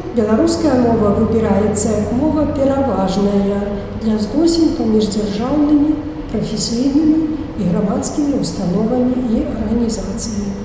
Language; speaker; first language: Belarusian; native; Belarusian